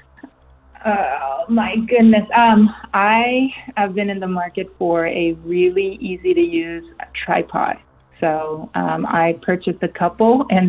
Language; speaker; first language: English; non-native, fluent; Korean